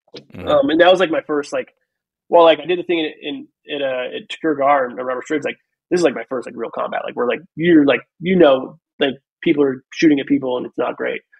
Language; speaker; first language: English; native; English